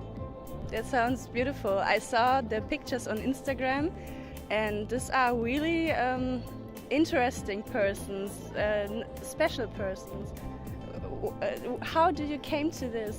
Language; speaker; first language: English; non-native, fluent; German